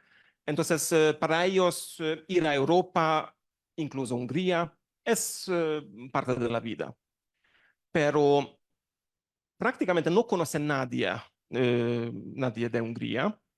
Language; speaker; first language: Spanish; non-native, learner; Hungarian